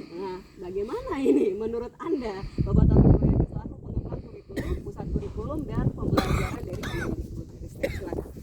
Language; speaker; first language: Indonesian; native; Indonesian